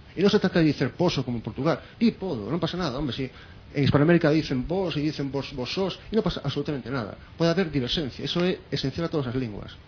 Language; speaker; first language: Galician; non-native, local second language; Spanish